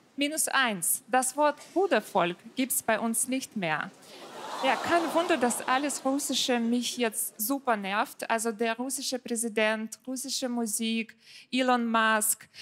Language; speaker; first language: German; non-native, fluent; Ukrainian